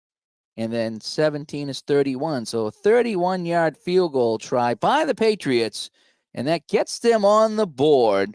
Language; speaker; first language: English; native; English